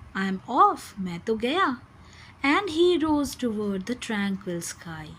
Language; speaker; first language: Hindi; non-native, local second language; Bangla